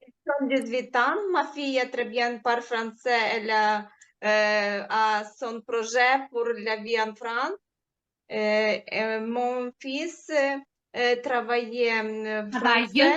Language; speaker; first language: French; non-native, learner; Ukrainian